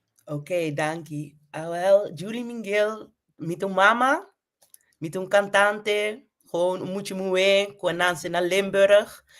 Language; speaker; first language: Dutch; non-native, local second language; Papiamento